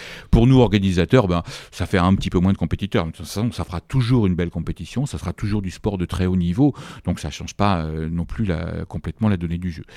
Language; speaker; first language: French; native; French